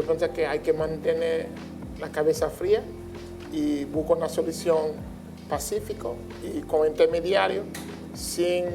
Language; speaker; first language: Spanish; non-native, learner; Haitian Creole